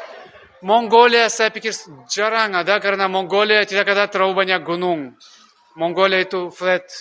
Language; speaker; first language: Indonesian; non-native, learner; Russian